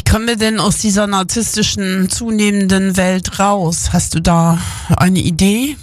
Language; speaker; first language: German; native; German